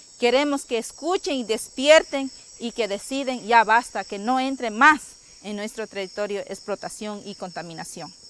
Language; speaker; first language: Spanish; non-native, local second language; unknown